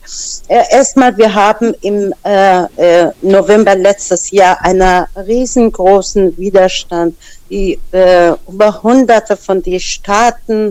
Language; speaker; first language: German; non-native, fluent; Persian